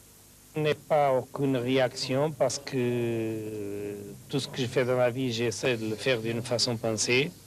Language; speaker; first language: French; non-native, fluent; Portuguese